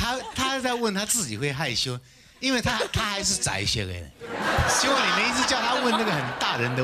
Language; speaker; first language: Chinese; native; Chinese